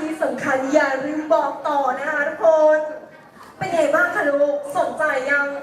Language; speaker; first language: Thai; native; Thai